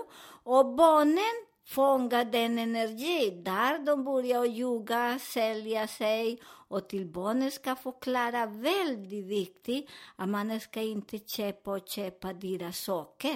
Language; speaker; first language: Swedish; non-native, learner; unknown